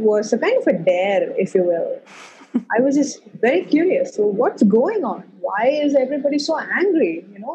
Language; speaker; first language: English; non-native, local second language; Tamil